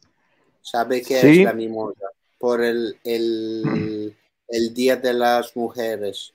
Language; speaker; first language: Spanish; non-native, learner; Italian